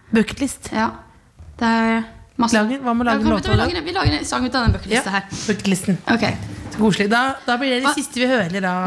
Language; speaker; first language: Norwegian; native; Norwegian